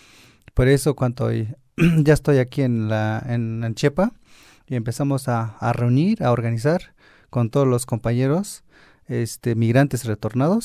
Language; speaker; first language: Spanish; non-native, local second language; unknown